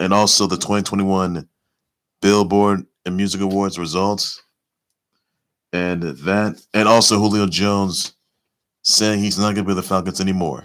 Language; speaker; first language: English; native; English